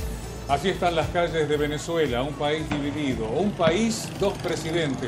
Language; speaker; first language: Spanish; native; Spanish